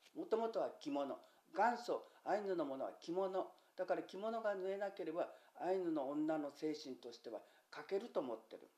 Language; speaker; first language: Japanese; native; Japanese